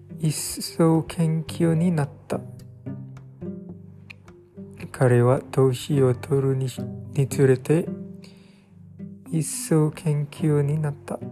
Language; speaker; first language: Japanese; non-native, learner; English